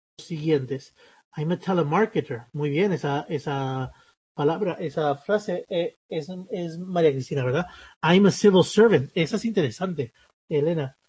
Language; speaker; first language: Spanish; early bilingual, other home language; English